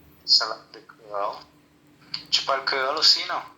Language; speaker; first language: French; non-native, local second language; Haitian Creole